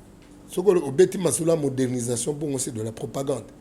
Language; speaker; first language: French; non-native, local second language; Lingala